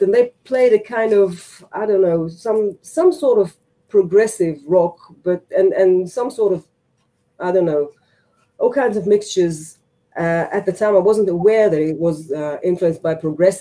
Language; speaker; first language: English; non-native, fluent; Hebrew